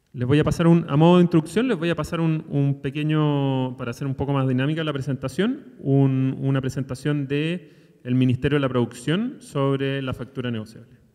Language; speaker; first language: Spanish; native; Spanish